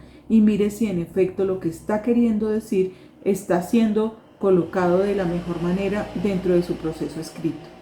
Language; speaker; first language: Spanish; native; Spanish